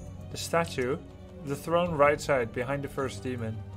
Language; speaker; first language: English; non-native, fluent; Dutch